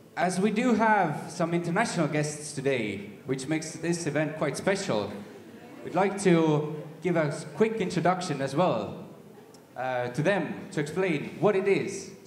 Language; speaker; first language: English; non-native, fluent; Estonian